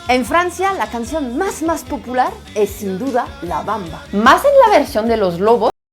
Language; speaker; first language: Spanish; non-native, fluent; French